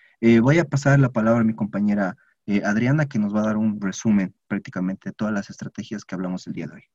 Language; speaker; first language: Spanish; native; Spanish